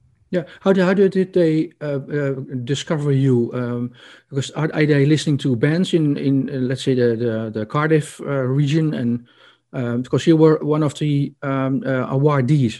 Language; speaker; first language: English; non-native, fluent; Dutch